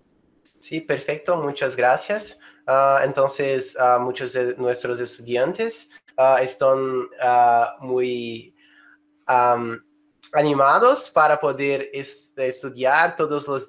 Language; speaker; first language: Spanish; non-native, fluent; Portuguese